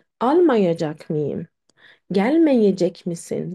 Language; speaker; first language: Turkish; non-native, fluent; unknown